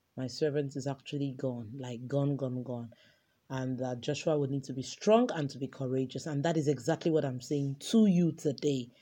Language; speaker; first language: English; non-native, local second language; Yoruba